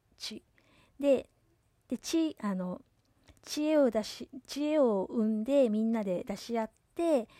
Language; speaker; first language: Japanese; native; Japanese